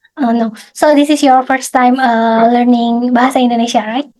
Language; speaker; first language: English; non-native, fluent; Indonesian